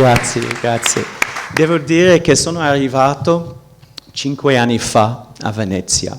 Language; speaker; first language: Italian; non-native, fluent; English